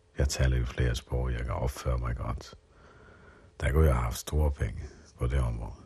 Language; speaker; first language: Danish; non-native, fluent; Finnish